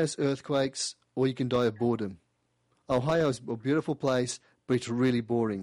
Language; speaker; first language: English; native; English